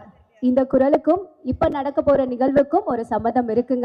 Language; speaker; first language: Tamil; native; Tamil